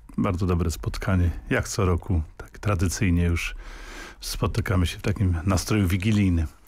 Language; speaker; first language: Polish; native; Polish